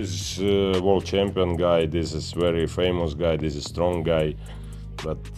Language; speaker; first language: English; non-native, learner; Ukrainian